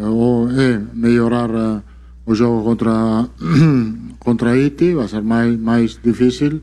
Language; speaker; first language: Portuguese; non-native, fluent; Italian